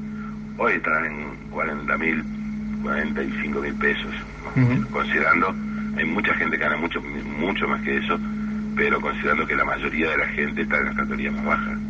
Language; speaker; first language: Spanish; native; Spanish